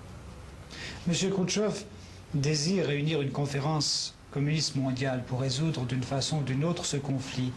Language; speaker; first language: French; native; French